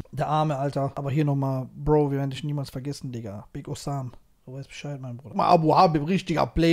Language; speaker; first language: German; native; German